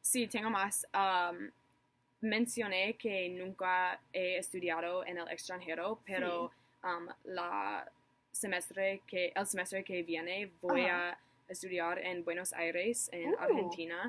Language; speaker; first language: Spanish; non-native, learner; English